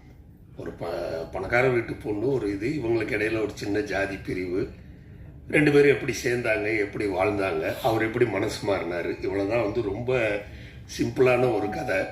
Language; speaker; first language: Tamil; native; Tamil